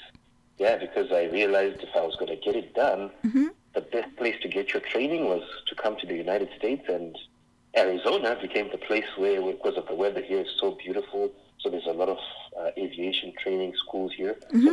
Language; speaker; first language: English; non-native, local second language; Shona